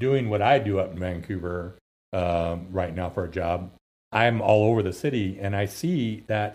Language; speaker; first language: English; native; English